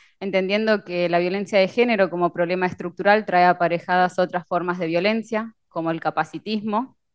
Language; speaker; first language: Spanish; native; Spanish